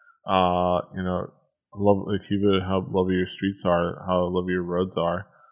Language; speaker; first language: English; native; English